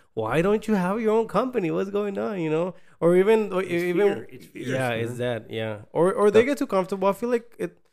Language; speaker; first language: English; early bilingual, other home language; Spanish